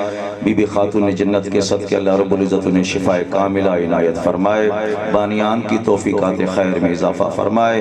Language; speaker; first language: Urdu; non-native, local second language; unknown